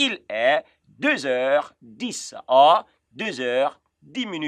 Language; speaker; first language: French; non-native, fluent; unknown